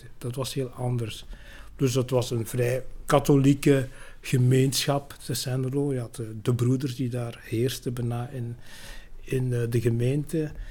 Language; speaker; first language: Dutch; early bilingual, other home language; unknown